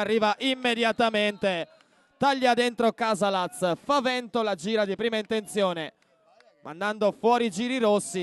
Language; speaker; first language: Italian; native; Italian